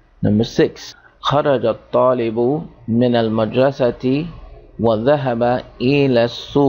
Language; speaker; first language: Arabic; non-native, fluent; English